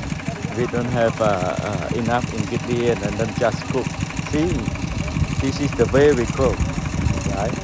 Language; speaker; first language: English; non-native, learner; Khmer